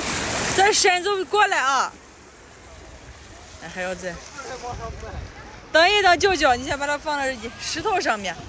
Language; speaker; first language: Chinese; native; Chinese